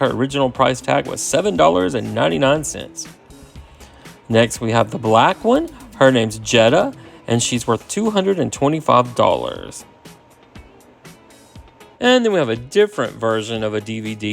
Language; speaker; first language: English; native; English